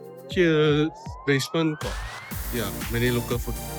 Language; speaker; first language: English; non-native, local second language; Chinese